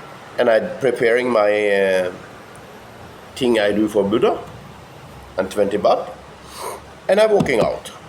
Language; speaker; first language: English; non-native, fluent; Norwegian